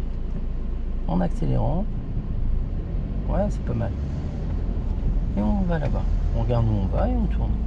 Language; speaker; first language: French; native; French